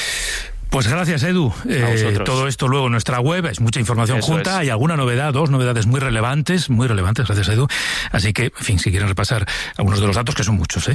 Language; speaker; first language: Spanish; native; Spanish